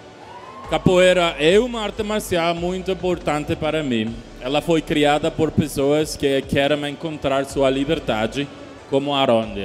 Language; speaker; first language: Portuguese; non-native, learner; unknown